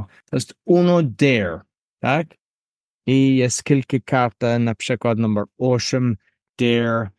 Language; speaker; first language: Polish; non-native, learner; English